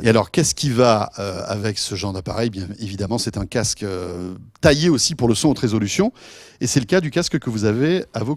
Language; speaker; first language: French; native; French